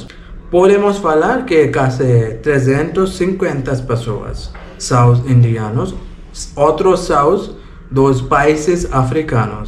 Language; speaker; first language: Portuguese; non-native, learner; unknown